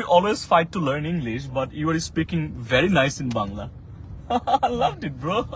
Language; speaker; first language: English; non-native, fluent; Bangla